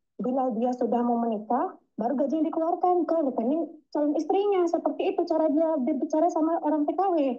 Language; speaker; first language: Indonesian; native; Indonesian